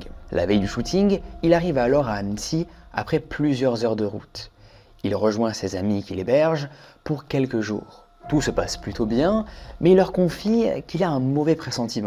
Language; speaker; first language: French; native; French